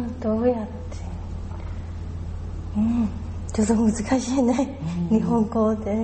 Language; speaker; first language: Japanese; non-native, learner; Chinese